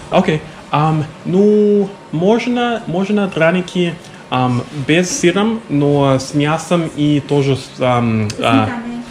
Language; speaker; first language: Russian; non-native, learner; English